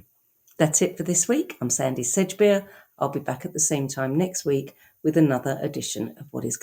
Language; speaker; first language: English; native; English